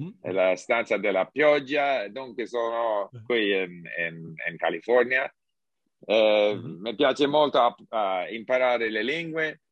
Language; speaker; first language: Italian; non-native, learner; English